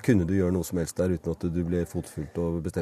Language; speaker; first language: Norwegian; native; Norwegian